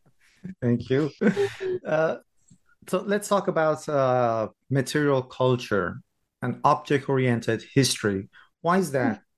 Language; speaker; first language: English; non-native, fluent; Persian